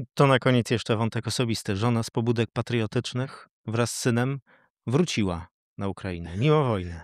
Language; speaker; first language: Polish; native; Polish